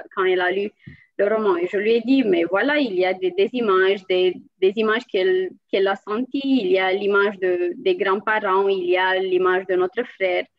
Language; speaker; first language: French; non-native, fluent; Romanian